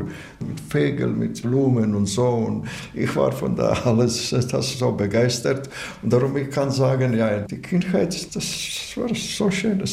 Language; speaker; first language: German; non-native, learner; Latvian